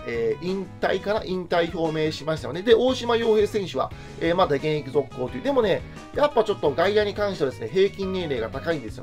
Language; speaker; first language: Japanese; native; Japanese